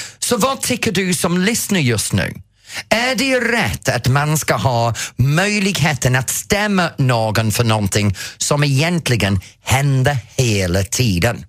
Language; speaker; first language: Swedish; non-native, fluent; English